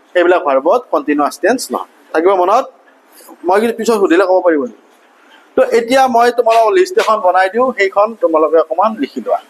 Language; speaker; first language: Assamese; native; Assamese